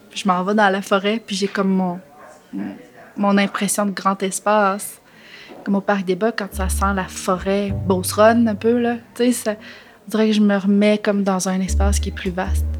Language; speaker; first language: French; native; French